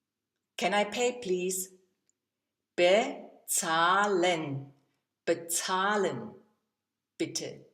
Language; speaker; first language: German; non-native, fluent; English